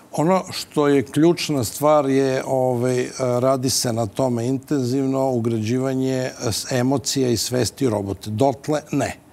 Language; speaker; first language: Bosnian; native; Bosnian